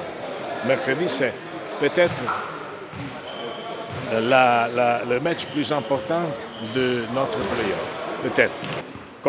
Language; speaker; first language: French; non-native, learner; Italian